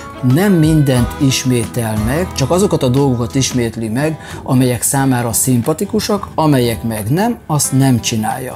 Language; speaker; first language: Hungarian; native; Hungarian